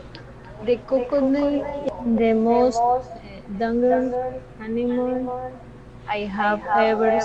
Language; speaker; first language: English; non-native, learner; Spanish